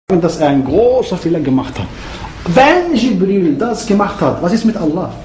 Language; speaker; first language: German; non-native, fluent; Arabic